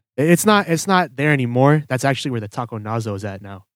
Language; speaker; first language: English; early bilingual, other home language; Filipino